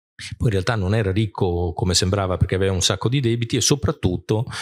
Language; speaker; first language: Italian; native; Italian